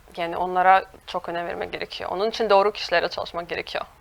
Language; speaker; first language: Turkish; non-native, fluent; Russian